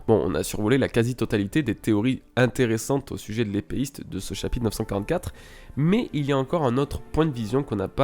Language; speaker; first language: French; native; French